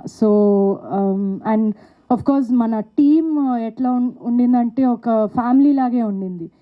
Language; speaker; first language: Telugu; non-native, local second language; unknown